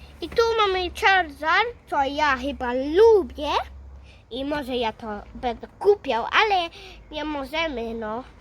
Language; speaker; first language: Polish; early bilingual, heritage; Polish